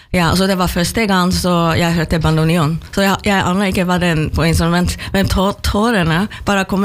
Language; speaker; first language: Norwegian; non-native, learner; Chinese